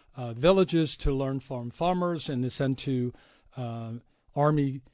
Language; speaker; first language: English; non-native, fluent; Chinese